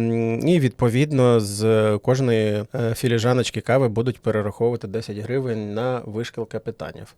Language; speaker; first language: Ukrainian; native; Ukrainian